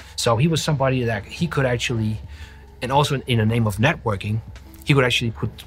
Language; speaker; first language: English; non-native, fluent; Danish